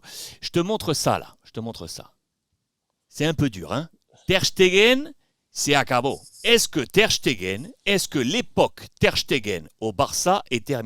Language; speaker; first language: French; native; French